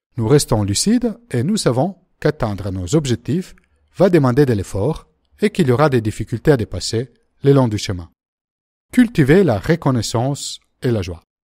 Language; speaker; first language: French; native; French